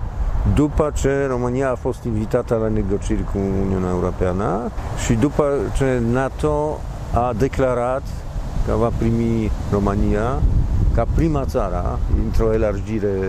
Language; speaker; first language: Romanian; non-native, fluent; Polish